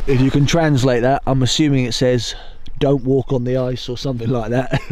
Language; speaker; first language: English; native; English